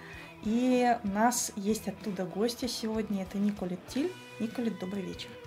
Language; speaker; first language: Russian; native; Russian